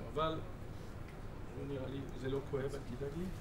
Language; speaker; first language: Hebrew; non-native, fluent; French